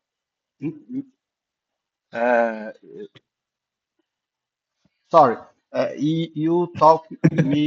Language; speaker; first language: English; non-native, learner; Portuguese